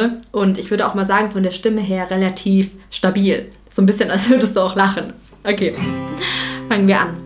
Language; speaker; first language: German; native; German